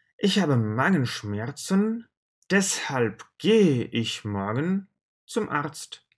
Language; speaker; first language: German; non-native, learner; Russian